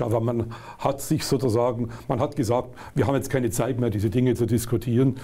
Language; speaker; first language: German; native; German